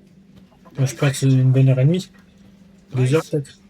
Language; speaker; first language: French; native; French